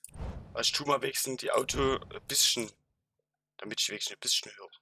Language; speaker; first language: German; native; German